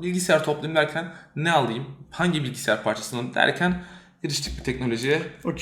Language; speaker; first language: Turkish; native; Turkish